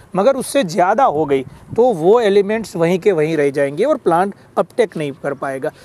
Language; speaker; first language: Hindi; non-native, local second language; Gujarati